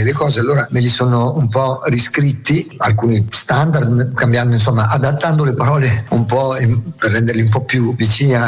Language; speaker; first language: Italian; native; Italian